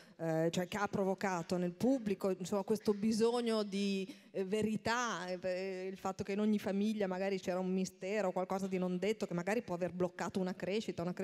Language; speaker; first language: Italian; native; Italian